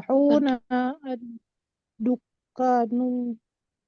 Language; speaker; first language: Arabic; non-native, learner; Indonesian